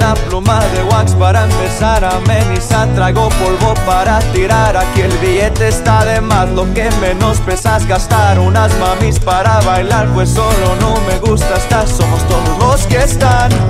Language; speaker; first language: Spanish; early bilingual, heritage; Spanish